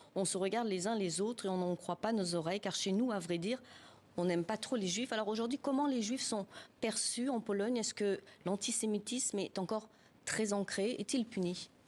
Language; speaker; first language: French; native; French